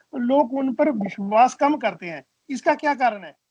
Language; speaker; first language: Hindi; non-native, local second language; Punjabi